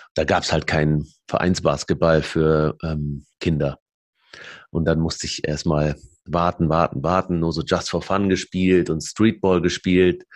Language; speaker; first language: German; early bilingual, other home language; Arabic